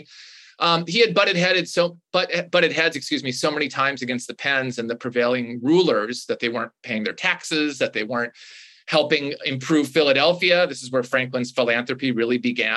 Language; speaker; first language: English; native; English